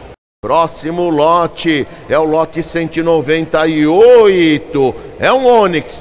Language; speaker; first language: Portuguese; native; Portuguese